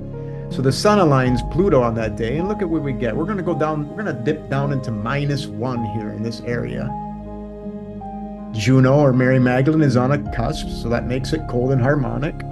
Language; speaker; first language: English; native; English